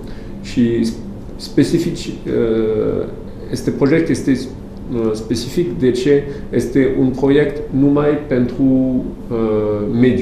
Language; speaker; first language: Romanian; non-native, learner; French